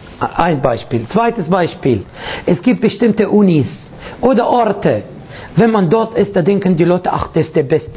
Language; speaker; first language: German; non-native, fluent; Arabic